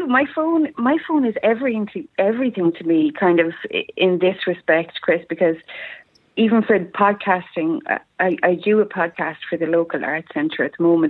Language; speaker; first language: English; native; English